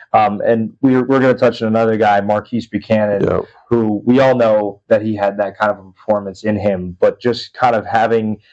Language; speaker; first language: English; native; English